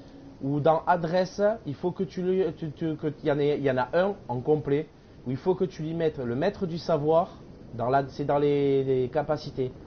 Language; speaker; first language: French; native; French